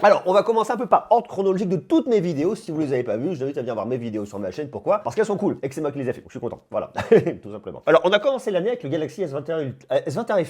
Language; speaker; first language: French; native; French